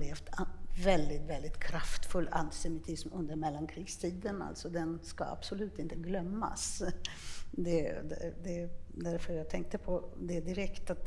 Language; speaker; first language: Swedish; non-native, fluent; Polish